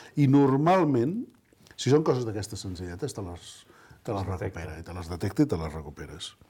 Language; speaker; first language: Catalan; native; Catalan